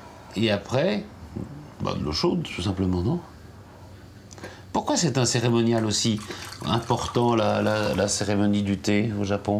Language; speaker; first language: French; native; French